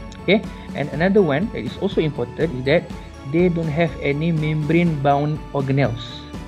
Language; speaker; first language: English; non-native, local second language; Malay